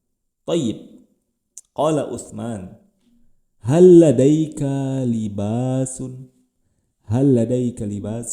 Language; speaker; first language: Arabic; non-native, fluent; Indonesian